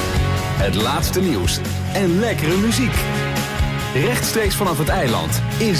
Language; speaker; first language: Dutch; native; Dutch